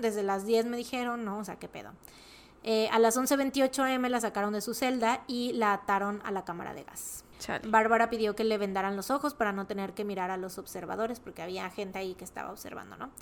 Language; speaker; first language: Spanish; native; Spanish